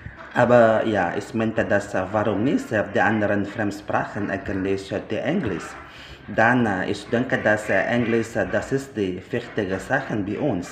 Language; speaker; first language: German; non-native, learner; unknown